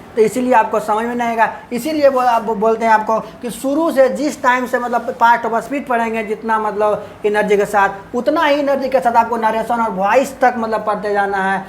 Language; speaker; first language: Hindi; native; Hindi